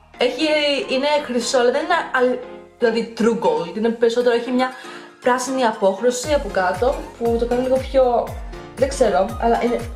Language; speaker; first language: Greek; early bilingual, heritage; Greek